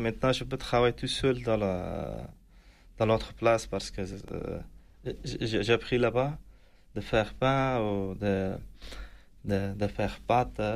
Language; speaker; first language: French; non-native, learner; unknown